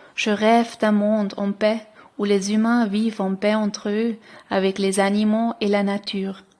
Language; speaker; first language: French; non-native, local second language; Swiss German